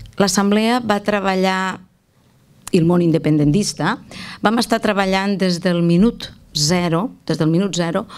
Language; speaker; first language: Catalan; native; Catalan